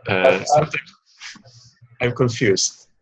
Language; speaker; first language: English; non-native, fluent; Polish